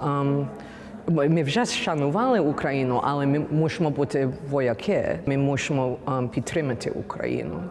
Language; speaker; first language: Ukrainian; early bilingual, heritage; English